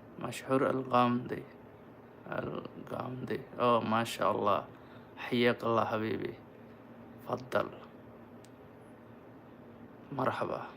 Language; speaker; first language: Arabic; non-native, learner; Bangla